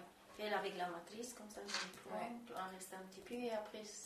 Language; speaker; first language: French; non-native, learner; Romanian